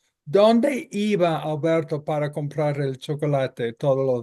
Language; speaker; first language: Spanish; non-native, fluent; English